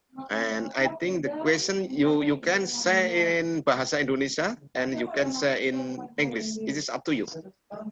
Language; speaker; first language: English; non-native, learner; Indonesian